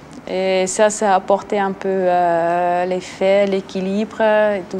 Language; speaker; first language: French; non-native, local second language; Swiss German